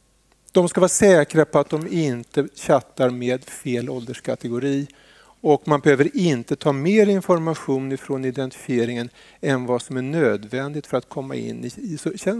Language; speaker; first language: Swedish; native; Swedish